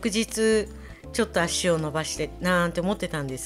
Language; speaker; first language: Japanese; native; Japanese